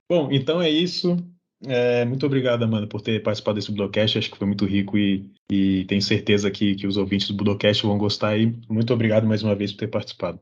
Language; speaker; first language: Portuguese; native; Portuguese